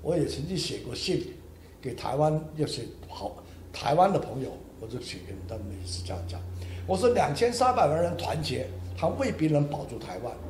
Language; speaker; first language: Chinese; non-native, local second language; Hakka Chinese